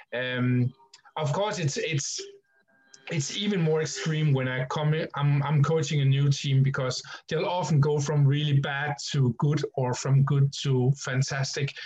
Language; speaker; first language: English; non-native, fluent; Danish